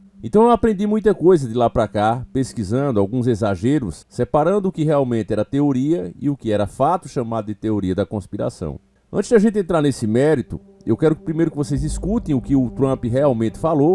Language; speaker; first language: Portuguese; native; Portuguese